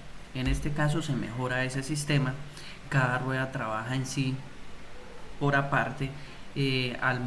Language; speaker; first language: Spanish; native; Spanish